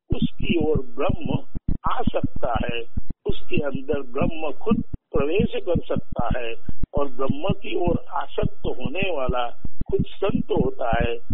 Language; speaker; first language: Hindi; non-native, local second language; Marathi